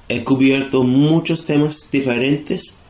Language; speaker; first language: Spanish; non-native, fluent; English